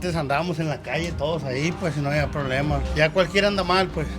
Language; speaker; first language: Spanish; native; Spanish